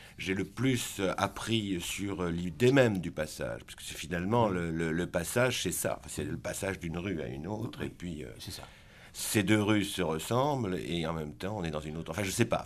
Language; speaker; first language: French; native; French